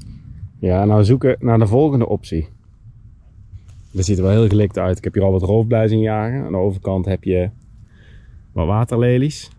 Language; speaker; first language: Dutch; native; Dutch